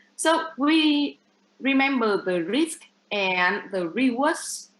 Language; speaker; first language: English; non-native, fluent; Vietnamese